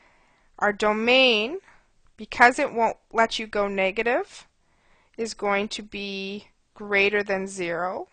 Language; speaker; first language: English; native; English